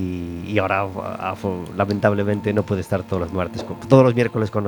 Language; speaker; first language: Spanish; native; Spanish